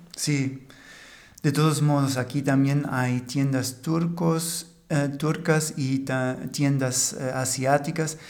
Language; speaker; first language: Spanish; non-native, fluent; German